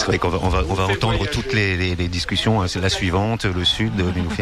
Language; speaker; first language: French; native; French